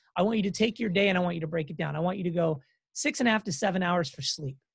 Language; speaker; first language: English; native; English